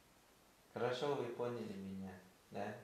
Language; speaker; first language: Russian; non-native, fluent; Thai